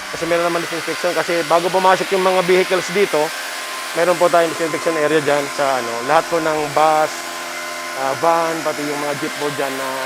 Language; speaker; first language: Filipino; non-native, local second language; Bikol